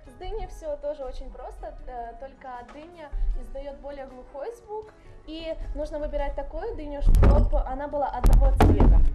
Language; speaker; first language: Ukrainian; non-native, local second language; Russian